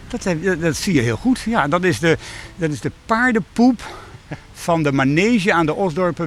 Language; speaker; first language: Dutch; native; Dutch